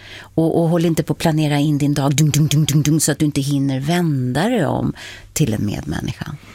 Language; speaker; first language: Swedish; non-native, fluent; Spanish